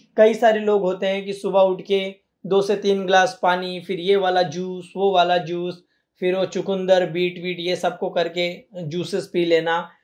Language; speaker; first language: Hindi; native; Hindi